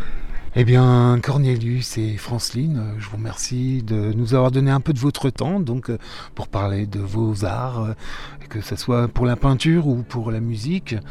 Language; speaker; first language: French; native; French